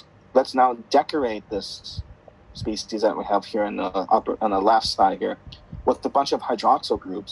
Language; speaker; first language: English; native; English